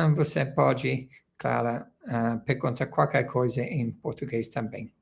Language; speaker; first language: Portuguese; non-native, learner; English